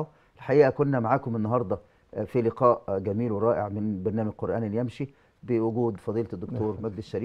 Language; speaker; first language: Arabic; native; Arabic